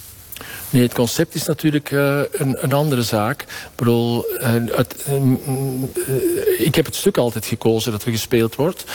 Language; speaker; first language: Dutch; native; Dutch